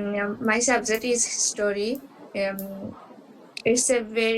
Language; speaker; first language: English; non-native, learner; Bangla